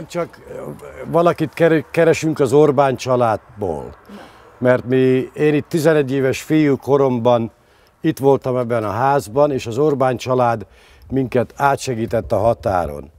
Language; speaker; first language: Hungarian; early bilingual, other home language; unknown